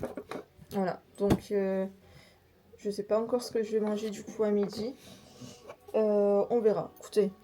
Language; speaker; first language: French; native; French